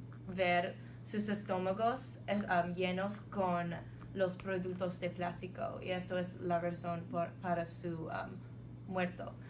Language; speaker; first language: Spanish; non-native, learner; English